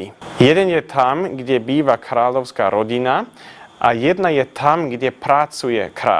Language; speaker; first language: Slovak; non-native, fluent; Swedish